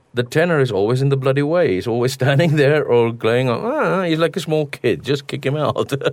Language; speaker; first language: English; non-native, local second language; Afrikaans